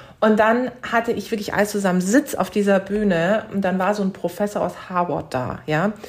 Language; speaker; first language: German; early bilingual, other home language; Turkish